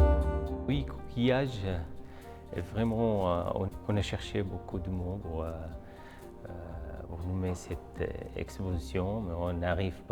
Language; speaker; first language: French; non-native, learner; Arabic